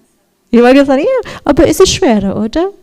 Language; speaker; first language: German; non-native, learner; English